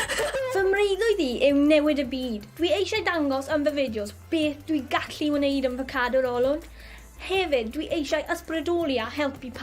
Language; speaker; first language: Welsh; non-native, learner; English